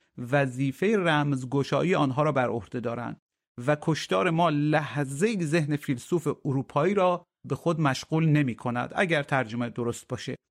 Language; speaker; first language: Persian; native; Persian